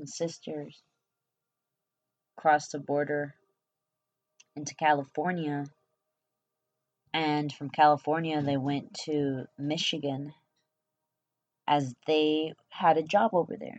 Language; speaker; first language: English; early bilingual, other home language; Spanish